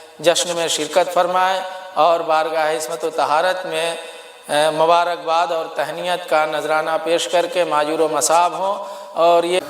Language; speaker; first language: Urdu; native; Urdu